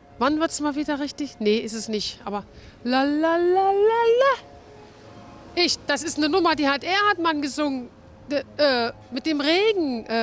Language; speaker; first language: German; native; German